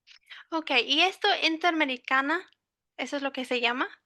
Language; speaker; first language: Spanish; non-native, fluent; English